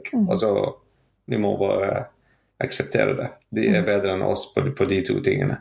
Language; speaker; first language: Norwegian; non-native, fluent; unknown